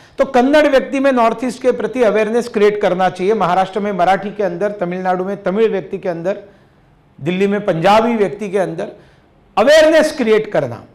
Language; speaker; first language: Hindi; non-native, local second language; Marathi